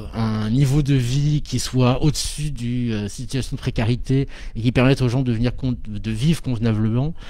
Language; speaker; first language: French; native; French